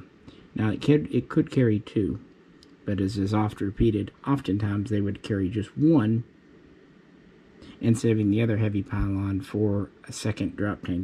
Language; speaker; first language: English; native; English